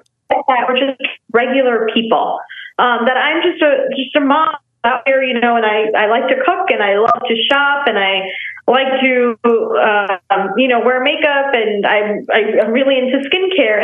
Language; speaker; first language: English; non-native, local second language; Nepali